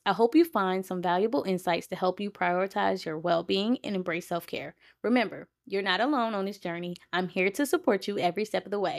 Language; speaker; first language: English; native; English